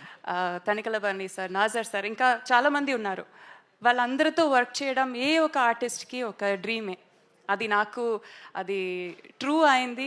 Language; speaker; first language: Telugu; non-native, local second language; Tamil